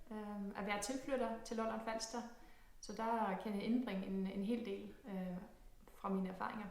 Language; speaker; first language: Danish; non-native, fluent; German